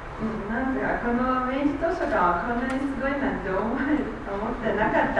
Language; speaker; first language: Japanese; non-native, learner; Romanian